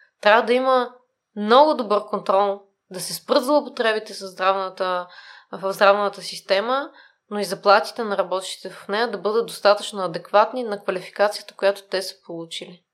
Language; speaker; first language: Bulgarian; native; Bulgarian